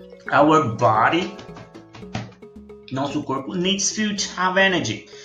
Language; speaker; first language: English; non-native, fluent; Portuguese